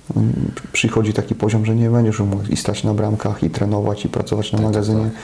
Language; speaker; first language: Polish; native; Polish